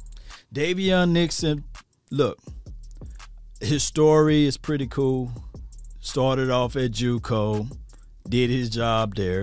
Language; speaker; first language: English; native; English